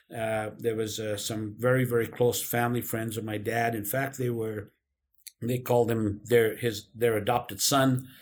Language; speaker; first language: English; non-native, local second language; Urdu